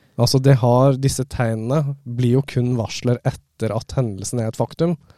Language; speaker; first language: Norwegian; native; Norwegian